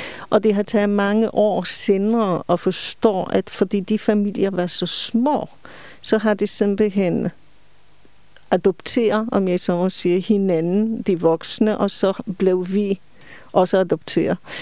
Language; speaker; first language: Danish; non-native, fluent; Polish